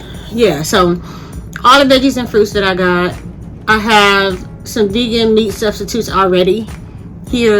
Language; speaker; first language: English; native; English